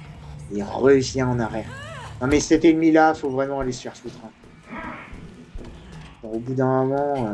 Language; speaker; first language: French; native; French